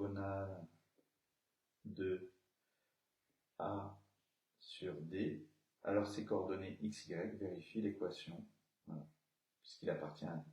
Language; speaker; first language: French; native; French